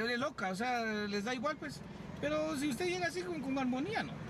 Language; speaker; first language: Spanish; native; Spanish